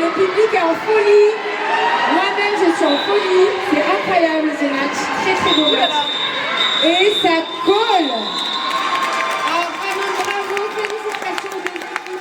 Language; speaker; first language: French; native; French